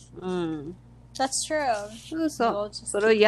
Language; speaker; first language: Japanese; non-native, fluent; English